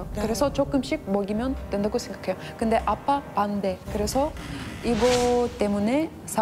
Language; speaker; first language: Korean; non-native, learner; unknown